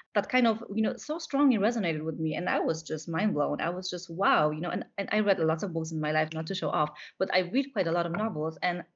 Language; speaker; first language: English; non-native, fluent; Polish